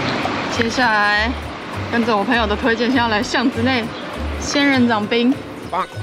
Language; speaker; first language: Chinese; native; Chinese